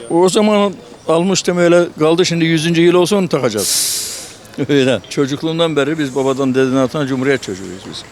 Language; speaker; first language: Turkish; native; Turkish